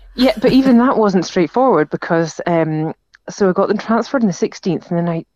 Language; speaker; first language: English; native; English